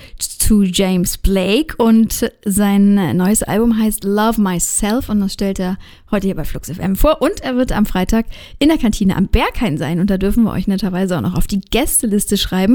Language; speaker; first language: German; native; German